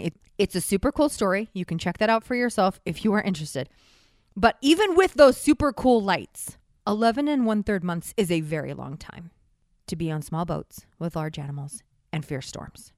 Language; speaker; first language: English; native; English